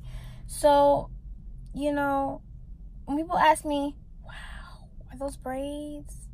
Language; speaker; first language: English; native; English